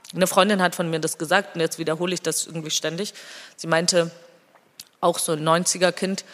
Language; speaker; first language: German; non-native, fluent; Georgian